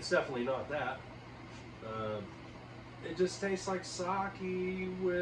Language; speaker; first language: English; native; English